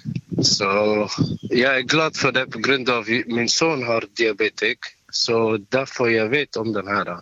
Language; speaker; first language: Swedish; non-native, learner; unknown